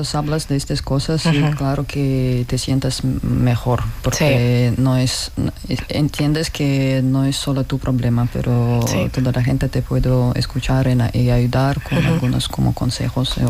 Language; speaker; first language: Spanish; non-native, learner; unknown